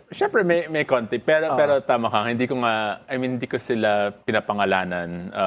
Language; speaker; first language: Filipino; native; Filipino